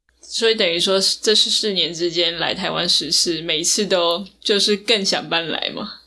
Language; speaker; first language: Chinese; native; Chinese